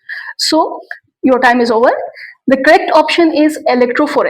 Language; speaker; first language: English; non-native, local second language; Urdu